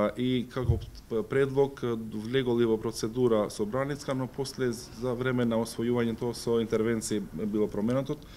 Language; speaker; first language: Macedonian; non-native, local second language; Albanian